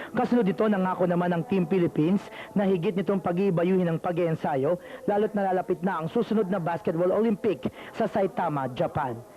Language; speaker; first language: Filipino; native; Filipino